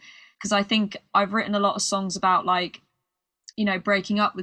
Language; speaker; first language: English; native; English